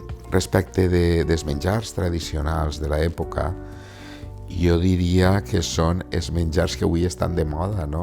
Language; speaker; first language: Catalan; native; Catalan